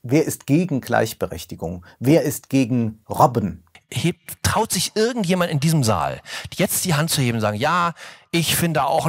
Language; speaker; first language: German; native; German